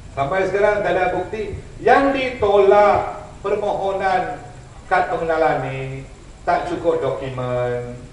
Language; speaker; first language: Malay; non-native, local second language; Tamil